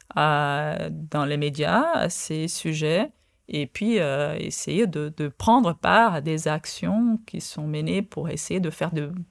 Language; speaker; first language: French; non-native, fluent; Portuguese